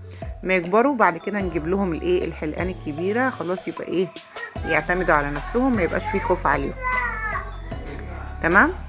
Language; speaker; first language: Arabic; native; Arabic